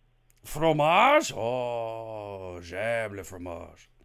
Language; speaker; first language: French; non-native, learner; English